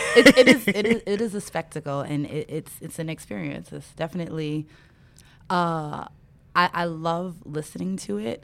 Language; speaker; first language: English; native; English